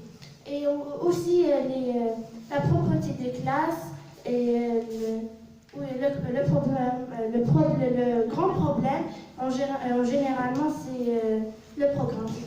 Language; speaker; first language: French; non-native, learner; Arabic